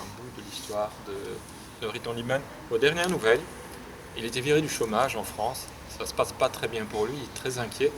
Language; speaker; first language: French; native; French